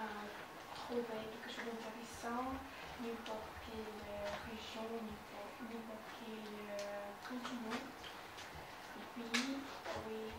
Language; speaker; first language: French; non-native, learner; Russian